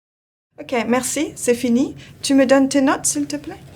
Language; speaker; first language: French; non-native, fluent; English